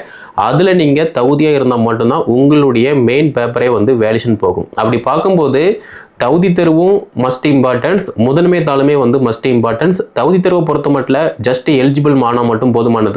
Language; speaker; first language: Tamil; native; Tamil